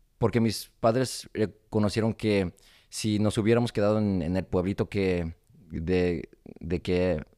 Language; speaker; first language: Spanish; early bilingual, heritage; Spanish